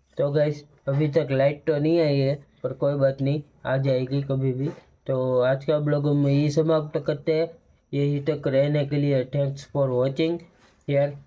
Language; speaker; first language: Hindi; non-native, local second language; Gujarati